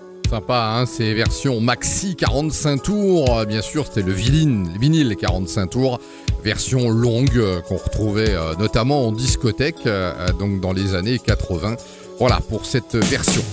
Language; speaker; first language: French; native; French